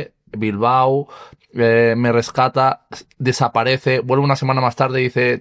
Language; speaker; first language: Spanish; native; Spanish